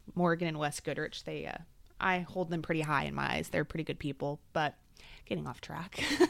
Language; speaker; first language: English; native; English